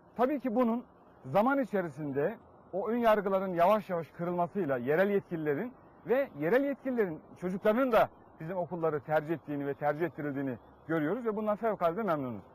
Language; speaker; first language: Turkish; native; Turkish